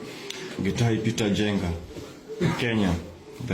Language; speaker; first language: Russian; non-native, learner; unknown